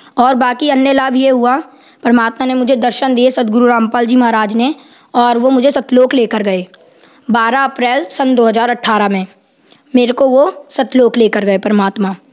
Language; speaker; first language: Hindi; native; Hindi